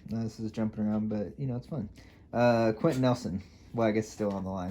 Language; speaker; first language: English; native; English